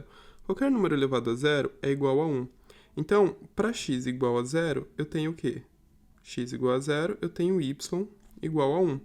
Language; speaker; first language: Portuguese; native; Portuguese